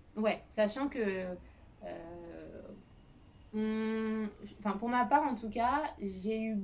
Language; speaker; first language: French; native; French